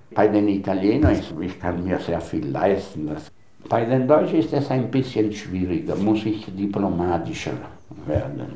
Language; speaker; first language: German; non-native, fluent; Italian